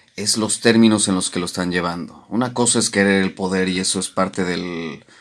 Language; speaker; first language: Spanish; native; Spanish